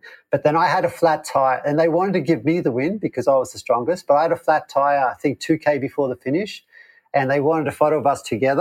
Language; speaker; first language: English; native; English